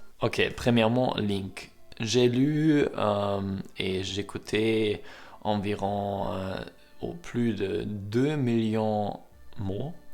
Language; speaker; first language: French; non-native, learner; German